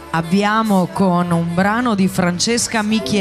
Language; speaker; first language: Italian; native; Italian